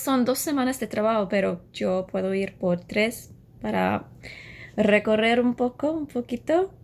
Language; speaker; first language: Spanish; non-native, learner; English